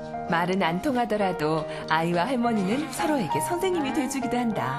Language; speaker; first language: Korean; native; Korean